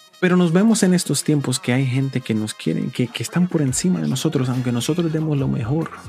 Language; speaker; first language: Spanish; early bilingual, heritage; Spanish